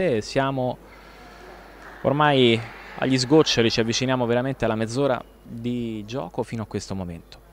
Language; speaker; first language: Italian; native; Italian